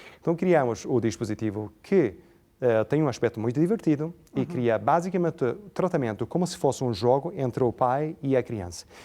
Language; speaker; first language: Portuguese; non-native, fluent; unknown